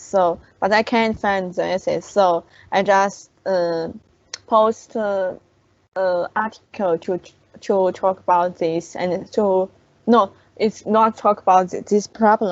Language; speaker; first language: English; non-native, learner; Chinese